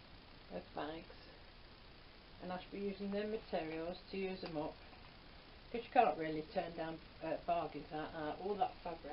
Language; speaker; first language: English; native; English